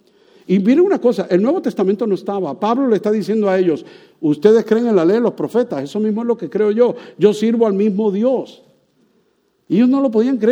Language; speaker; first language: Spanish; native; Spanish